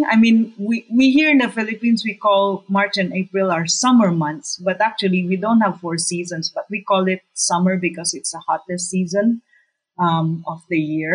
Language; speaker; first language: English; non-native, local second language; Cebuano